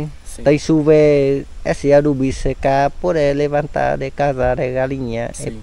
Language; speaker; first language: Portuguese; non-native, learner; Vietnamese